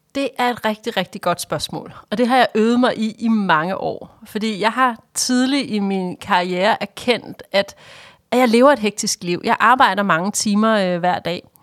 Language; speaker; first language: Danish; native; Danish